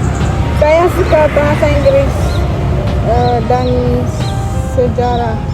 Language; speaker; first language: Indonesian; non-native, learner; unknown